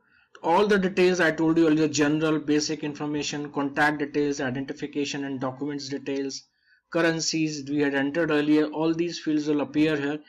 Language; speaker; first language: English; non-native, local second language; Hindi